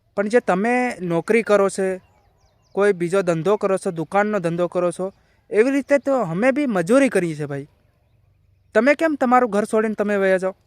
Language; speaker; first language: Gujarati; non-native, local second language; Bhili